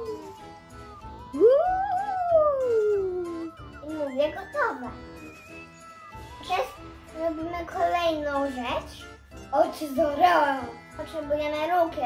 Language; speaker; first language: Polish; early bilingual, heritage; Polish